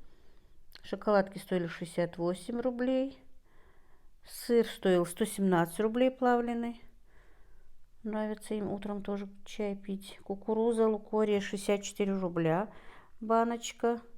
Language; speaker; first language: Russian; non-native, local second language; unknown